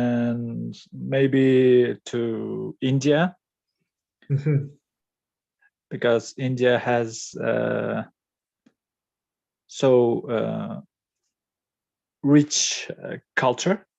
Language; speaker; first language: English; non-native, learner; Kyrgyz